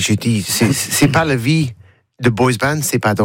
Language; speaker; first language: French; non-native, learner; English